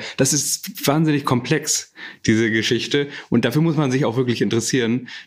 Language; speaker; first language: German; native; German